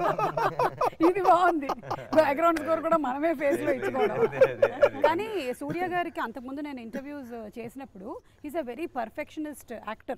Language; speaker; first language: Telugu; native; Telugu